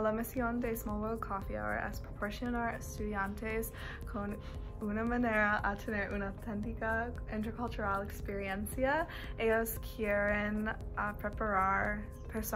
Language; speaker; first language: Spanish; non-native, learner; English